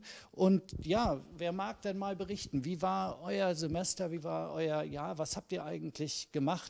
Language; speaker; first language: German; native; German